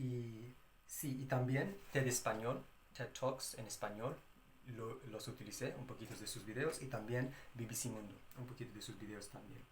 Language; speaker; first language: Spanish; non-native, fluent; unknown